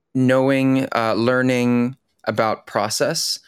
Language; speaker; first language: English; early bilingual, other home language; Filipino